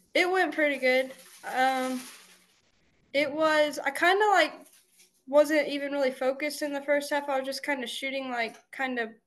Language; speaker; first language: English; native; English